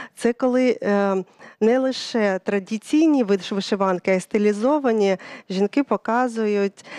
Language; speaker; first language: Ukrainian; early bilingual, other home language; Russian